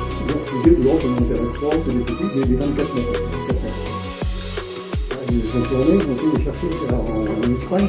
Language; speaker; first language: French; native; French